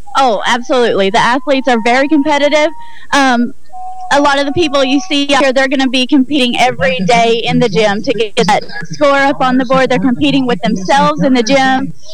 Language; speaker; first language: English; native; English